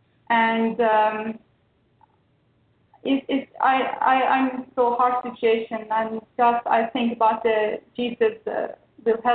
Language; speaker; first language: English; non-native, learner; Persian